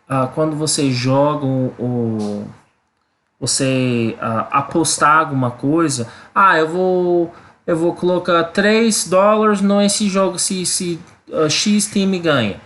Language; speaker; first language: Portuguese; non-native, learner; English